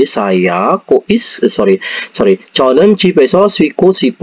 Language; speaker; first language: Korean; non-native, fluent; Indonesian